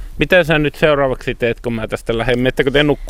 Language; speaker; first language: Finnish; native; Finnish